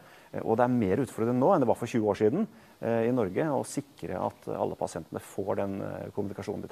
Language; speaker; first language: Norwegian; native; Norwegian